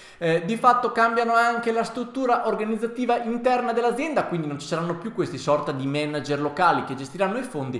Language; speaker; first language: Italian; native; Italian